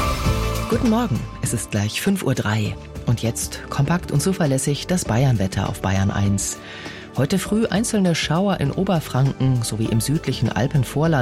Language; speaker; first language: German; native; German